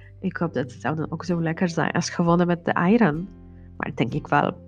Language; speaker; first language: Dutch; non-native, learner; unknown